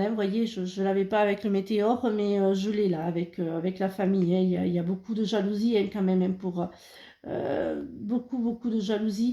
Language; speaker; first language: French; native; French